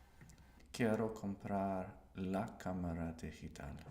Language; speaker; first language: Spanish; non-native, learner; English